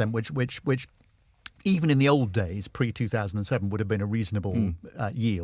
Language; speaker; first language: English; native; English